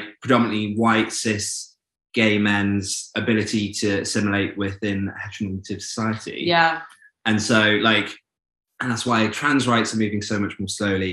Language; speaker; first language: English; native; English